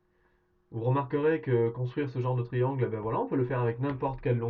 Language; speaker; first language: French; native; French